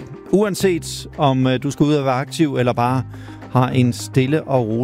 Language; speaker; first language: Danish; native; Danish